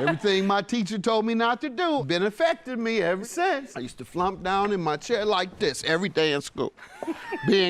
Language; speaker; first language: English; native; English